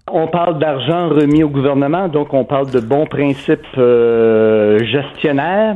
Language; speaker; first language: French; native; French